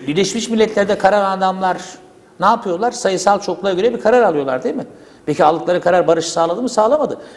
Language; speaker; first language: Turkish; native; Turkish